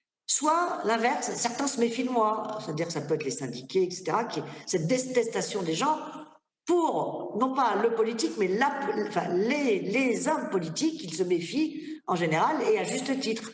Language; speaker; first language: French; native; French